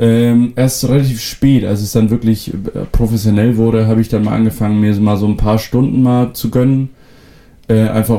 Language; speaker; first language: German; non-native, local second language; Western Frisian